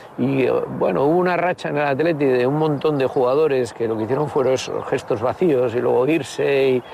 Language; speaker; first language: Spanish; native; Spanish